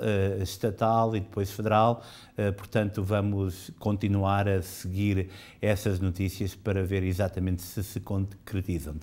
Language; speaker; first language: Portuguese; native; Portuguese